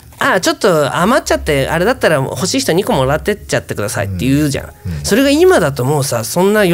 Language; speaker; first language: Japanese; native; Japanese